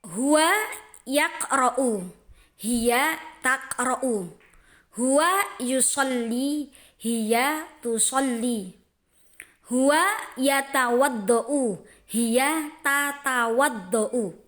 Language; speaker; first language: Arabic; non-native, fluent; Indonesian